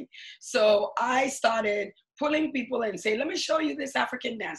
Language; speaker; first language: English; non-native, local second language; Akan